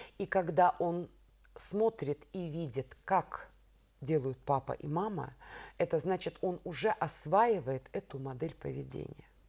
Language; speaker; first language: Russian; native; Russian